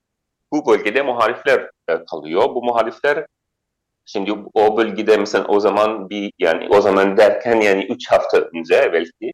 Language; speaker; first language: Turkish; non-native, fluent; Arabic